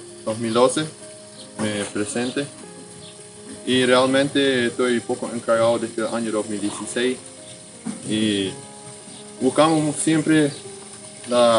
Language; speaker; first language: Spanish; non-native, local second language; Plautdietsch